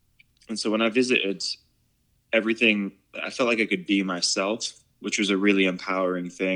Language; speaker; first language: English; native; English